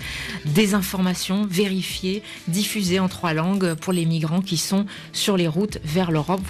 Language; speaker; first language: French; native; French